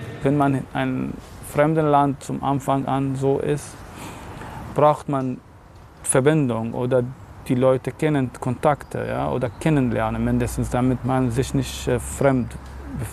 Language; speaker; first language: German; non-native, fluent; Arabic